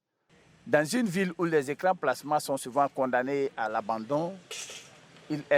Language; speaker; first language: French; native; French